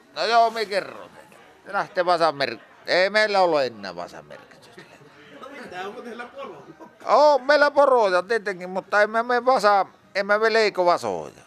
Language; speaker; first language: Finnish; native; Finnish